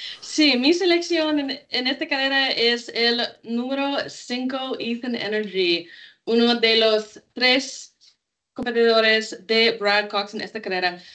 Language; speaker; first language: Spanish; non-native, learner; English